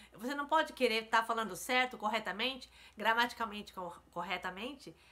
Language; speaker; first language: Portuguese; native; Portuguese